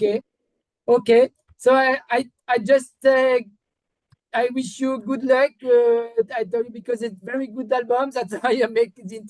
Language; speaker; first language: English; non-native, learner; French